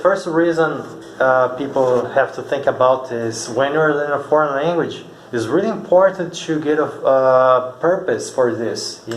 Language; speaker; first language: English; non-native, fluent; Portuguese